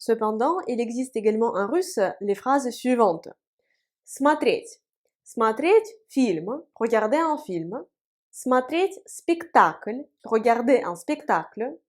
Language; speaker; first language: French; non-native, fluent; Russian